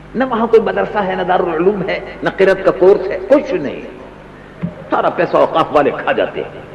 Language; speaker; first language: Urdu; native; Urdu